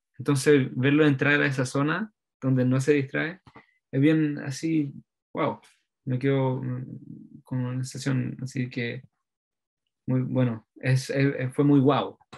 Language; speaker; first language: Spanish; early bilingual, heritage; Norwegian